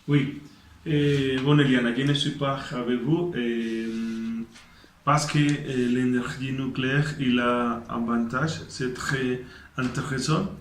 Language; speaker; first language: French; non-native, learner; Spanish